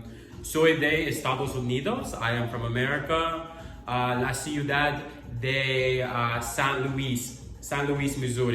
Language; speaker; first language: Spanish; non-native, learner; English